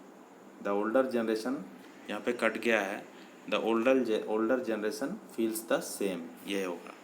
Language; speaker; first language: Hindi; native; Hindi